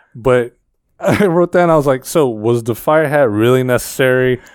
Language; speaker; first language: English; early bilingual, other home language; Filipino